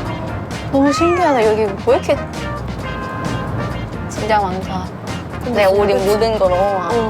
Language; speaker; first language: Korean; non-native, fluent; Chinese